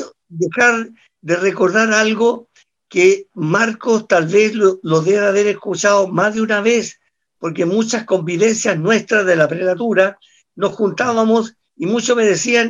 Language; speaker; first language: Spanish; early bilingual, other home language; Italian